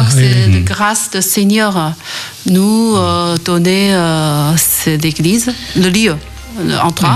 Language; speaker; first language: French; non-native, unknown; Chinese